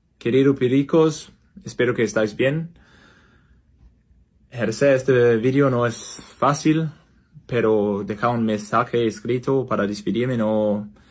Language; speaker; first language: Spanish; non-native, fluent; Danish